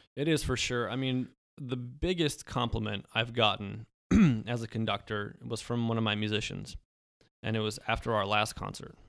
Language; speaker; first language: English; early bilingual, other home language; Polish